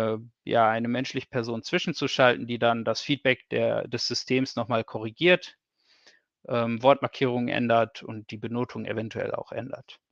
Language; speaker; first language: German; native; German